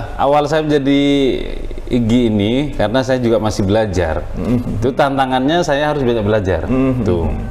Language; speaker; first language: Indonesian; non-native, local second language; Madurese